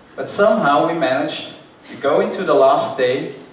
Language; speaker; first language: English; non-native, fluent; Dutch